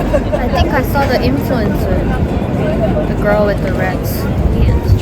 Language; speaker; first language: English; non-native, learner; Korean